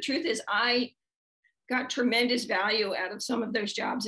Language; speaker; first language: English; native; English